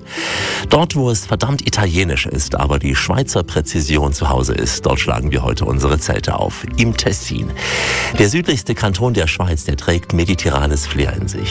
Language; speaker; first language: German; native; German